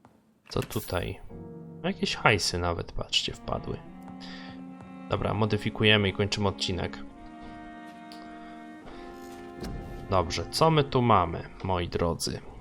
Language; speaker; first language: Polish; native; Polish